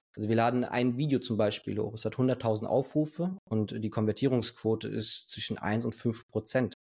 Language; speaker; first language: German; early bilingual, other home language; Spanish